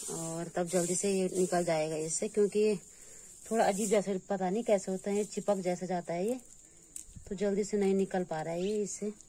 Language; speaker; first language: Hindi; native; Hindi